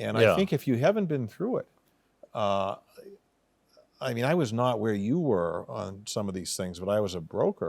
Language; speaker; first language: English; native; English